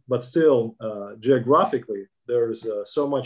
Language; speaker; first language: English; non-native, fluent; Kazakh